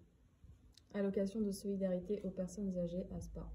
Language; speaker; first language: French; native; French